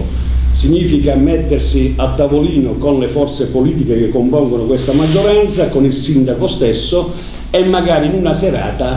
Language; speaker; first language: Italian; native; Italian